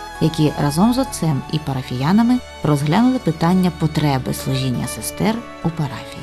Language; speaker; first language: Ukrainian; native; Ukrainian